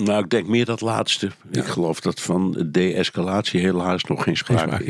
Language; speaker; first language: Dutch; native; Dutch